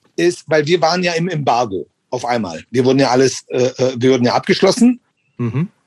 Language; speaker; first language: German; native; German